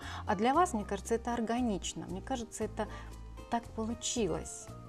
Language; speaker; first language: Russian; native; Russian